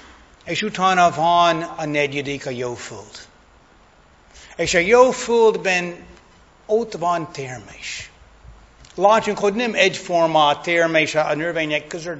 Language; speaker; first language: Hungarian; non-native, fluent; English